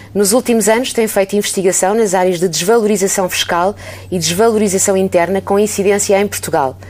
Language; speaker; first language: Portuguese; native; Portuguese